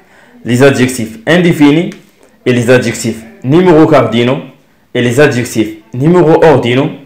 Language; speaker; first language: French; non-native, local second language; Arabic